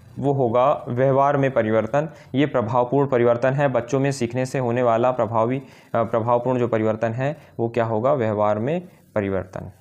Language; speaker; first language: Hindi; native; Hindi